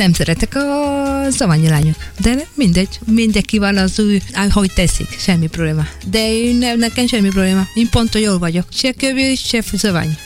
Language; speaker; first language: Hungarian; non-native, learner; Spanish